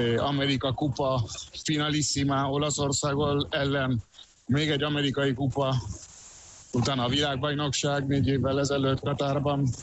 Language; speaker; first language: Hungarian; early bilingual, heritage; Hungarian